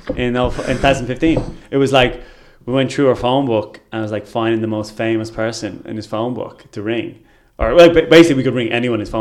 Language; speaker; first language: English; native; English